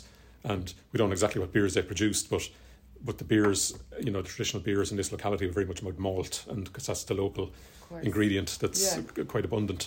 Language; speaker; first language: English; native; English